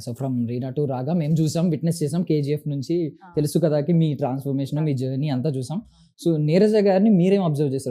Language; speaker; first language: Telugu; native; Telugu